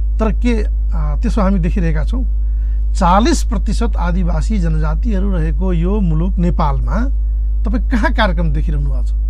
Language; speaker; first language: Nepali; non-native, local second language; Dangaura Tharu